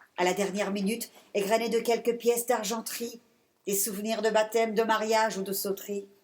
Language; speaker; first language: French; early bilingual, other home language; Persian